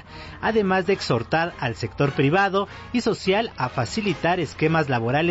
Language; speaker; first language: Spanish; native; Spanish